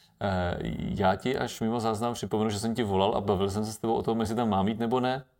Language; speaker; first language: Czech; native; Czech